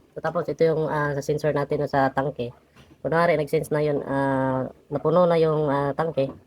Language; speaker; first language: Filipino; non-native, local second language; Cebuano